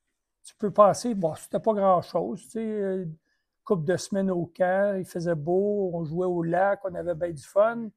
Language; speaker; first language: French; native; French